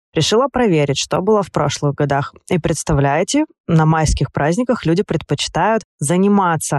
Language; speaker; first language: Russian; native; Russian